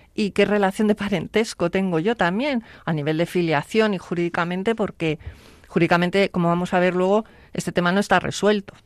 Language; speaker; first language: Spanish; native; Spanish